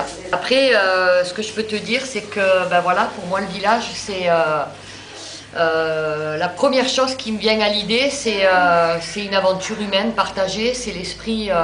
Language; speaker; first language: French; native; French